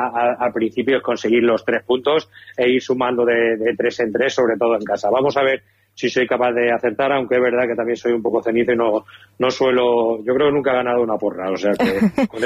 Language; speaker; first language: Spanish; native; Spanish